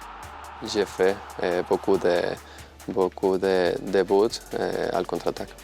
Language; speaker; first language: French; non-native, learner; Spanish